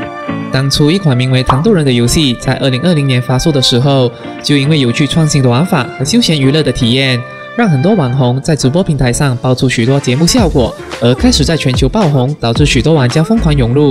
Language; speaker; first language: Chinese; native; Chinese